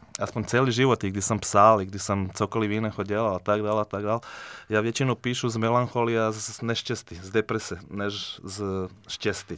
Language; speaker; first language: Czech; non-native, fluent; Serbian